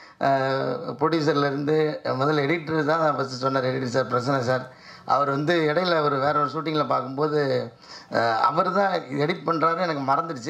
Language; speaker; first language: Tamil; native; Tamil